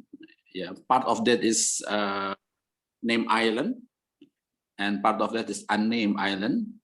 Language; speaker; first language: English; non-native, learner; Indonesian